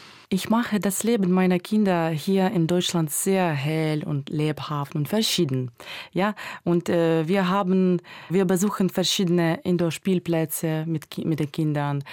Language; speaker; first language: German; non-native, fluent; Ukrainian